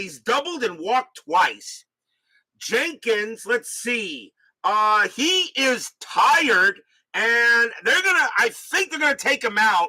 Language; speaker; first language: English; native; English